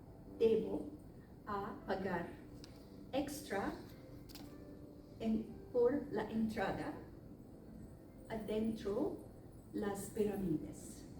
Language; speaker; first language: Spanish; non-native, learner; Arabic